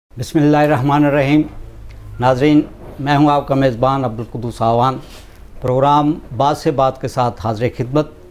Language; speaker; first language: Urdu; non-native, local second language; Punjabi